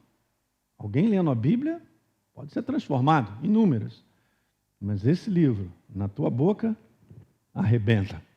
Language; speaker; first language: Portuguese; native; Portuguese